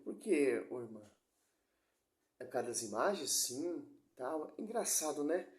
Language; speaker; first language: Portuguese; native; Portuguese